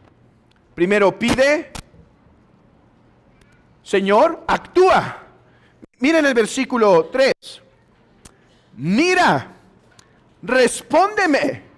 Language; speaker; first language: Spanish; native; Spanish